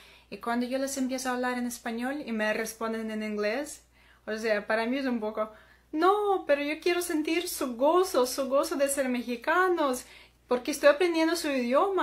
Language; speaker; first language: Spanish; non-native, fluent; Ukrainian